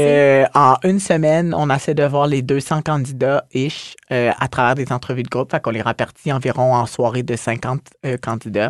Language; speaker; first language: French; native; French